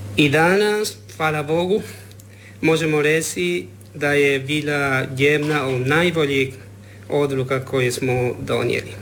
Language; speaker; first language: Croatian; non-native, learner; Spanish